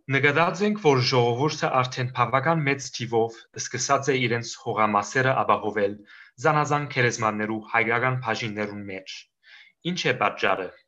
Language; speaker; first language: Armenian; early bilingual, heritage; Armenian